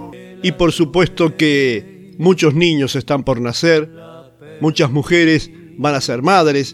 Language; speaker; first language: Spanish; native; Spanish